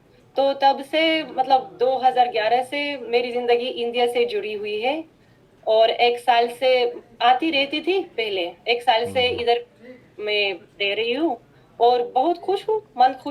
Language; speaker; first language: Hindi; non-native, fluent; Russian